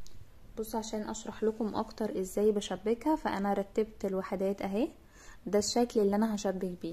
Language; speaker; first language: Arabic; native; Arabic